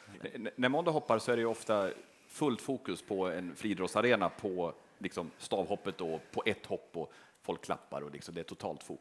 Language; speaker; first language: Swedish; native; Swedish